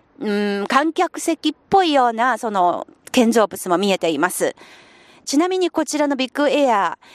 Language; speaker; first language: Japanese; non-native, fluent; Chinese